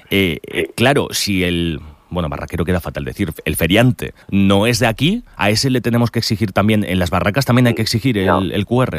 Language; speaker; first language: Spanish; native; Spanish